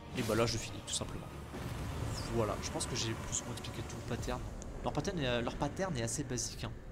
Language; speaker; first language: French; native; French